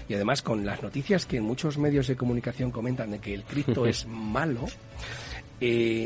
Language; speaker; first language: Spanish; native; Spanish